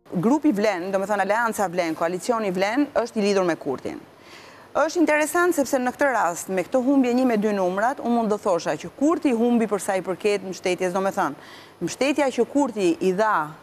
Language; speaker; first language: Albanian; native; Albanian